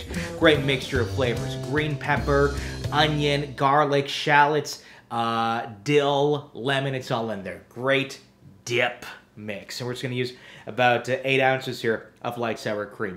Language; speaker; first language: English; native; English